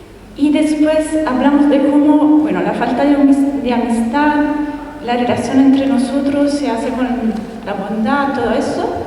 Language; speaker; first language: Spanish; non-native, fluent; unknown